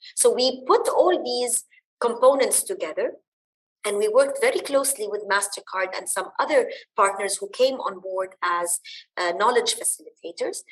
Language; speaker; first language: English; early bilingual, other home language; Arabic